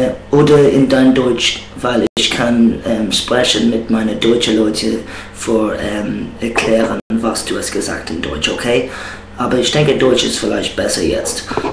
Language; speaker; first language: German; non-native, learner; English